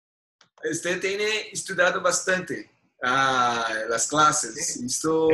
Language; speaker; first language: Spanish; non-native, learner; Portuguese